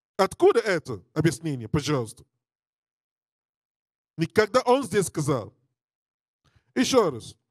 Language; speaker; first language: Russian; non-native, learner; English